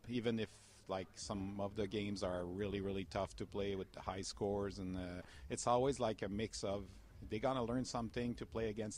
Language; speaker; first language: English; non-native, fluent; French